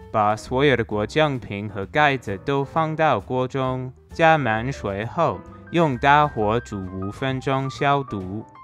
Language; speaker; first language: Chinese; non-native, fluent; English